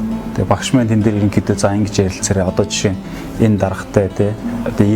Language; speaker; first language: Mongolian; native; Mongolian